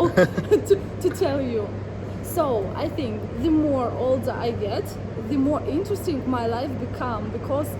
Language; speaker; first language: English; non-native, learner; Russian